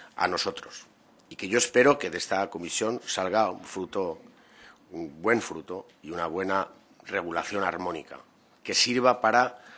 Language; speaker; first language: Spanish; native; Spanish